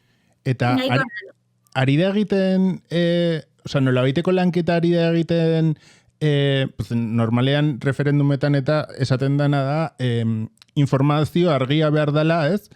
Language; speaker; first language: Basque; native; Basque